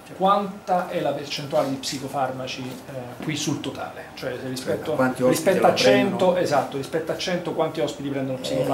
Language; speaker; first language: Italian; native; Italian